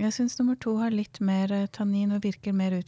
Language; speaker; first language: Norwegian; native; Norwegian